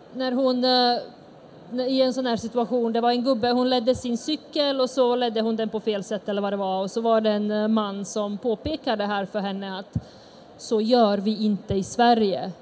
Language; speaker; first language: Swedish; early bilingual, other home language; Bosnian